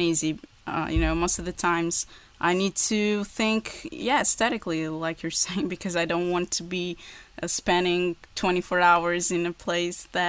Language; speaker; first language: English; non-native, fluent; Portuguese